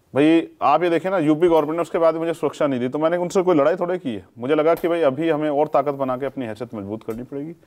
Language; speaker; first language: Hindi; native; Hindi